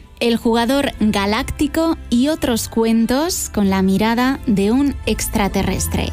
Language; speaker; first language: Spanish; native; Spanish